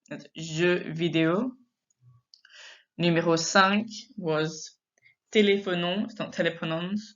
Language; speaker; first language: French; non-native, fluent; English